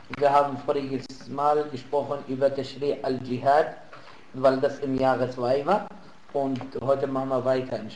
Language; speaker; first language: German; non-native, fluent; Arabic